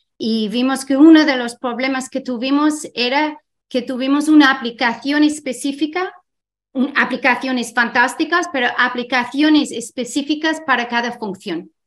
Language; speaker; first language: Spanish; non-native, fluent; English